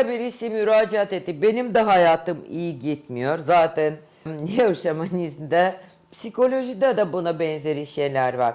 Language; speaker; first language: Turkish; non-native, fluent; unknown